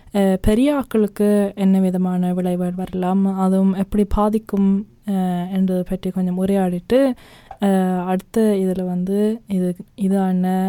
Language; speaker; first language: Tamil; early bilingual, heritage; Tamil